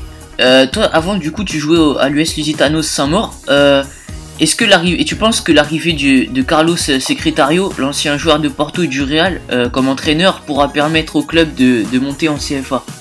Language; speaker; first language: French; native; French